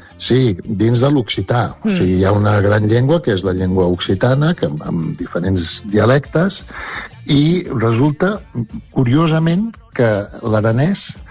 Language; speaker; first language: Catalan; native; Catalan